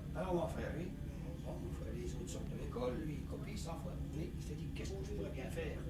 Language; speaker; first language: French; native; French